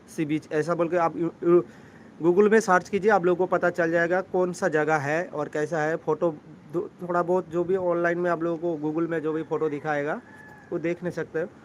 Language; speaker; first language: Hindi; non-native, local second language; Bangla